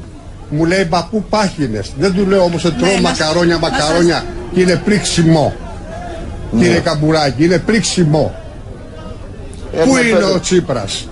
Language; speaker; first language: Greek; native; Greek